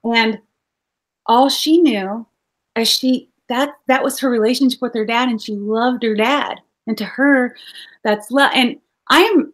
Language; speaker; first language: English; native; English